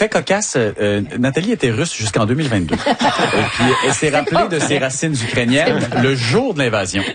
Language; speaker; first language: French; native; French